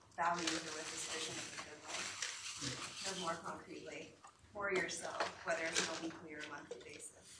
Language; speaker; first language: English; non-native, fluent; Persian